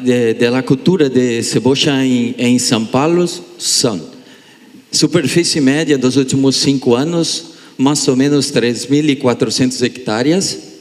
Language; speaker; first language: Spanish; non-native, learner; Portuguese